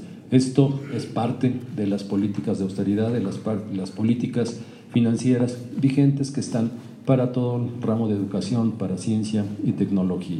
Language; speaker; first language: Spanish; native; Spanish